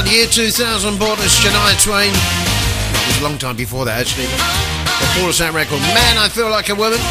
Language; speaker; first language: English; native; English